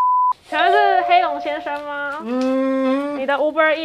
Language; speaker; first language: Chinese; native; Chinese